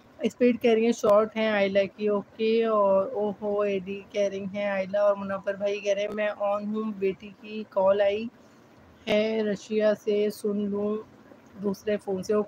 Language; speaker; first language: Urdu; native; Urdu